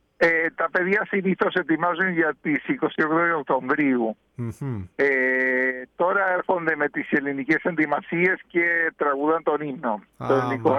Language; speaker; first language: Greek; early bilingual, heritage; Spanish